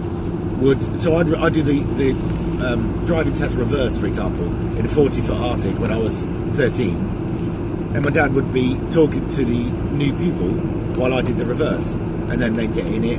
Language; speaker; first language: English; native; English